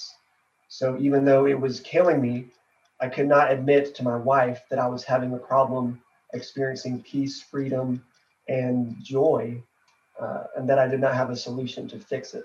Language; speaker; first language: English; native; English